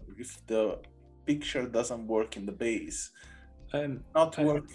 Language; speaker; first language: English; non-native, learner; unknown